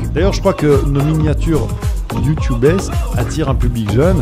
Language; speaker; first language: French; native; French